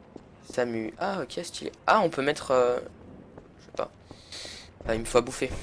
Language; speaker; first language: French; native; French